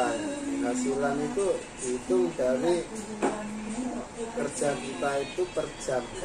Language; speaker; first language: Indonesian; non-native, local second language; Javanese